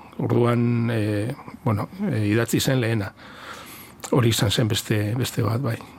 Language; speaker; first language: Basque; non-native, local second language; Spanish